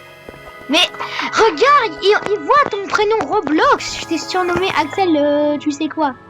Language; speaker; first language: French; native; French